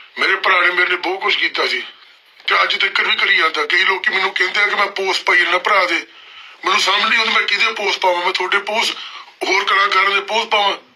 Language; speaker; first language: Punjabi; early bilingual, heritage; Punjabi